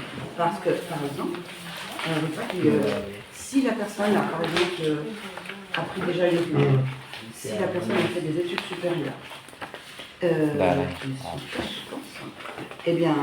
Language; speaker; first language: French; native; French